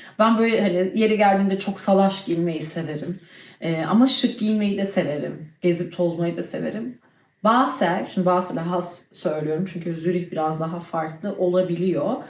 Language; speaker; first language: Turkish; early bilingual, heritage; Turkish